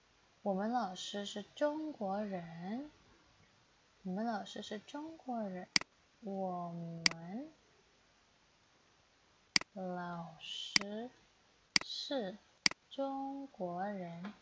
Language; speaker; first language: Chinese; non-native, fluent; Indonesian